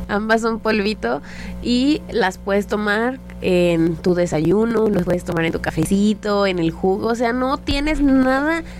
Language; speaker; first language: Spanish; native; Spanish